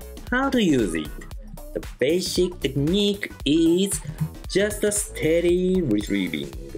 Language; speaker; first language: English; non-native, fluent; Japanese